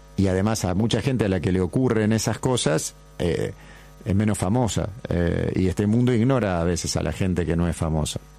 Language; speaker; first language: Spanish; native; Spanish